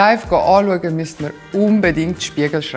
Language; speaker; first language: German; native; German